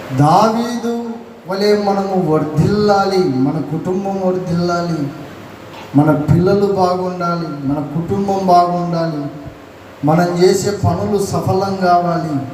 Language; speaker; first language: Telugu; non-native, local second language; Lambadi